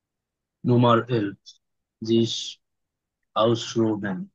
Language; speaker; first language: German; non-native, learner; Bangla